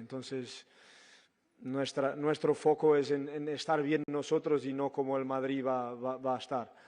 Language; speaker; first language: Spanish; non-native, fluent; Portuguese